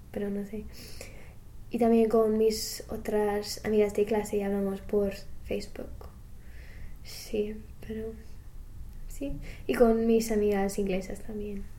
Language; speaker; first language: Spanish; non-native, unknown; English